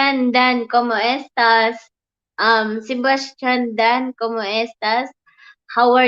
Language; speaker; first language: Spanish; non-native, learner; Filipino